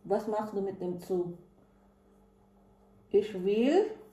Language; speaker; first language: German; non-native, fluent; Filipino